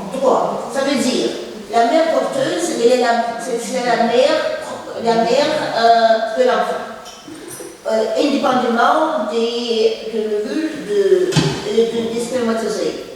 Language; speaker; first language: French; non-native, fluent; Russian